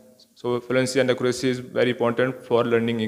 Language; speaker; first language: English; non-native, learner; Hindi